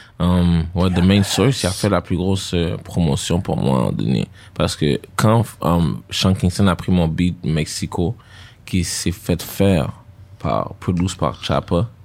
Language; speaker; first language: French; native; French